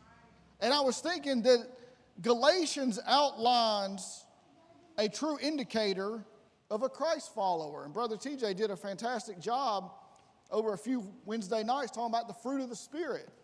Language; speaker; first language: English; native; English